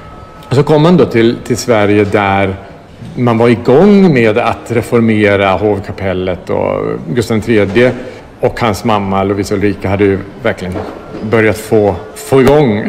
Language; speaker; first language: Swedish; native; Swedish